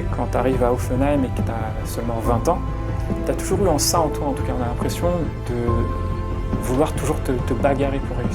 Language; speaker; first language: French; native; French